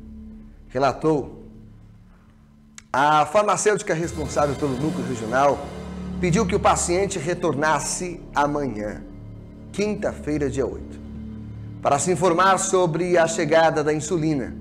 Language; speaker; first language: Portuguese; native; Portuguese